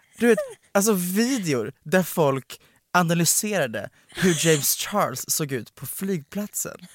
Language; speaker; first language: Swedish; native; Swedish